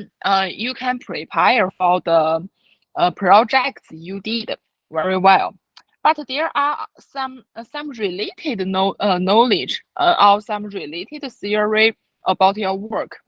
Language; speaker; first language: English; non-native, fluent; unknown